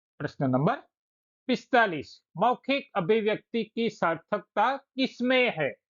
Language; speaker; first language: Hindi; non-native, local second language; Gujarati